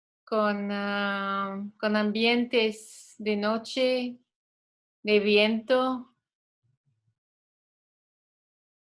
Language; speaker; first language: Spanish; non-native, fluent; French